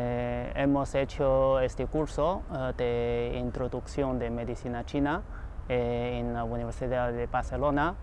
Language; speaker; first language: Spanish; non-native, fluent; Chinese